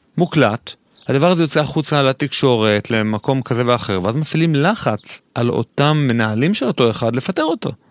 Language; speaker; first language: Hebrew; native; Hebrew